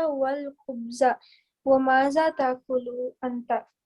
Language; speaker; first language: Arabic; non-native, learner; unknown